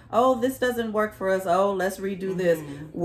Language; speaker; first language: English; native; English